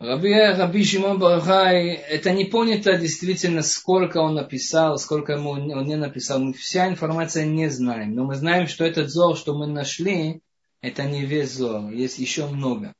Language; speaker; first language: Russian; non-native, fluent; Hebrew